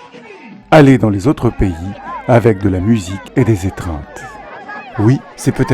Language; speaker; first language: French; native; French